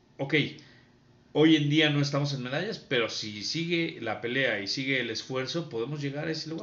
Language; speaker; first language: Spanish; native; Spanish